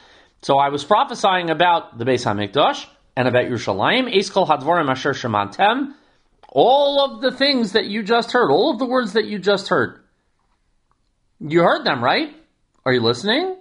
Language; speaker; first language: English; native; English